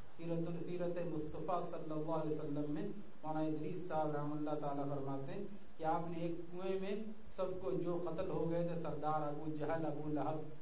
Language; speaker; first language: Urdu; native; Urdu